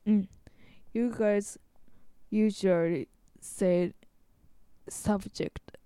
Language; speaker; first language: English; non-native, learner; Japanese